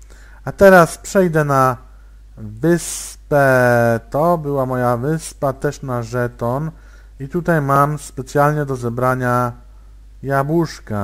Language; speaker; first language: Polish; native; Polish